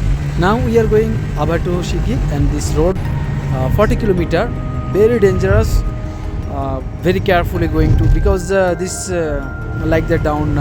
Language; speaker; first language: English; non-native, learner; Bangla